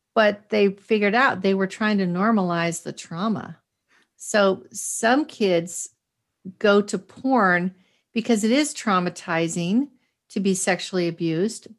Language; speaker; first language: English; native; English